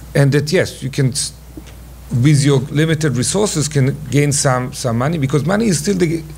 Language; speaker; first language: English; non-native, fluent; Hebrew